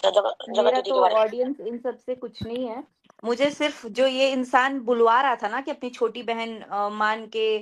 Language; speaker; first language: Hindi; native; Hindi